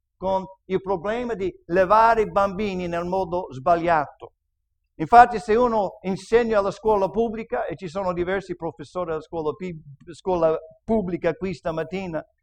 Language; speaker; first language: Italian; non-native, fluent; English